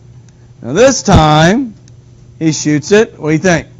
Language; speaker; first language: English; native; English